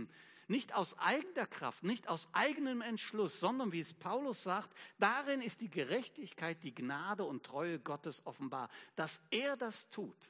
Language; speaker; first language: German; native; German